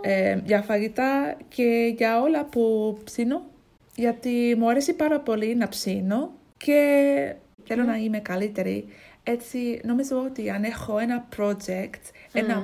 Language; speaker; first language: Greek; non-native, learner; English